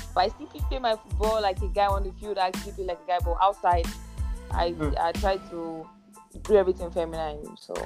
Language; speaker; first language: English; non-native, local second language; Yoruba